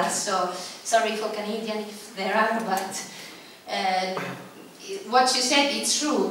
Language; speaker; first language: English; non-native, fluent; Italian